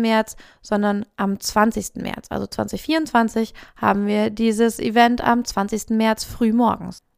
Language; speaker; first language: German; native; German